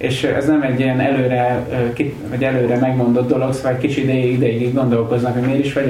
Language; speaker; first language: Hungarian; native; Hungarian